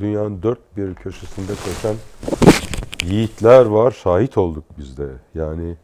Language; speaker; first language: Turkish; native; Turkish